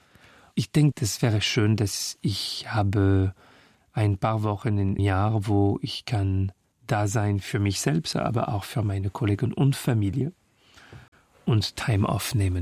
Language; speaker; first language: German; non-native, fluent; French